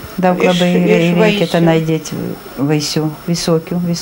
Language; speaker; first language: Lithuanian; non-native, local second language; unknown